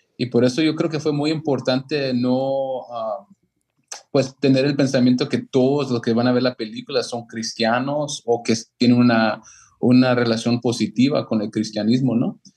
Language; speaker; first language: Spanish; early bilingual, heritage; Spanish